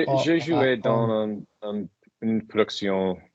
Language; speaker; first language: French; non-native, learner; English